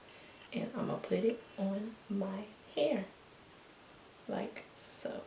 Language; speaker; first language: English; native; English